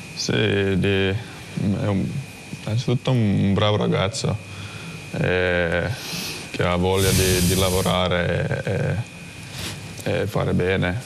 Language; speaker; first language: Italian; non-native, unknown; Swedish